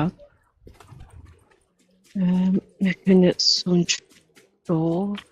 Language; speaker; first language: German; non-native, learner; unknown